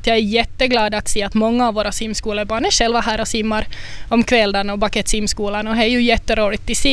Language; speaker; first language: Swedish; native; Swedish